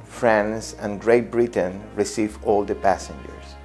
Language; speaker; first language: English; non-native, fluent; Spanish